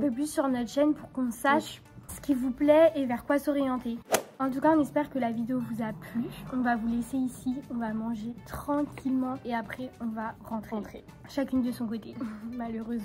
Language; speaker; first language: French; native; French